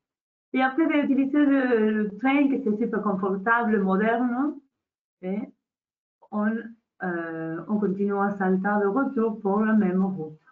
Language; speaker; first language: French; non-native, learner; Spanish